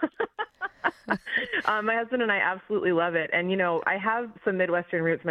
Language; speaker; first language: English; native; English